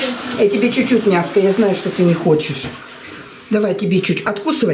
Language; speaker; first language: Russian; native; Russian